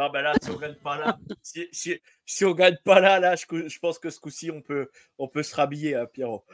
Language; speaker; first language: French; native; French